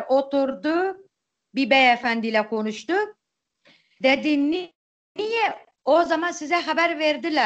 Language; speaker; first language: Turkish; non-native, local second language; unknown